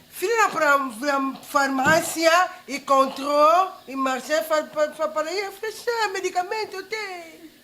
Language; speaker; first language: Portuguese; non-native, learner; Lingala